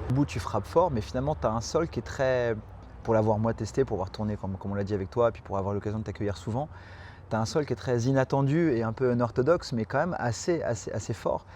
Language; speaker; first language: French; native; French